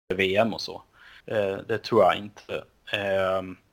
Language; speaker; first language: Swedish; native; Swedish